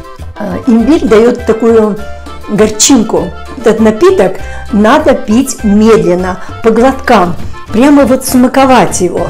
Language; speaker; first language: Russian; native; Russian